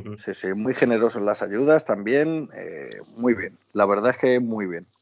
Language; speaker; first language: Spanish; native; Spanish